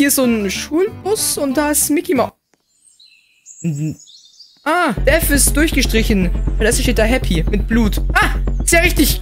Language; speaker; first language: German; native; German